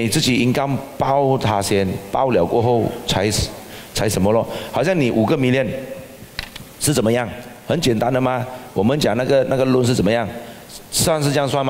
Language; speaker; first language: Chinese; native; Chinese